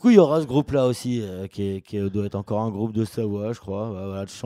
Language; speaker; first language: French; native; French